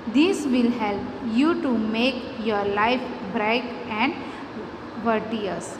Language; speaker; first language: English; non-native, local second language; Gujarati